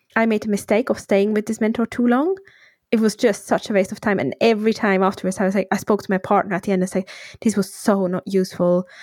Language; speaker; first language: English; non-native, fluent; Swiss German